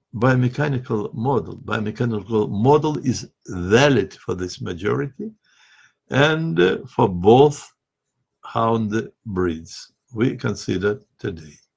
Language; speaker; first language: English; non-native, fluent; Russian